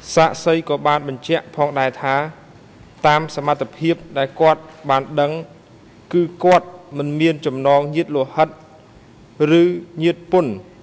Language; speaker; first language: Khmer; native; Khmer